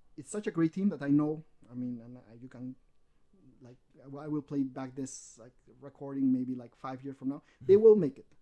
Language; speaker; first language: English; non-native, fluent; Spanish